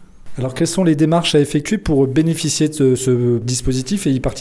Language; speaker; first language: French; native; French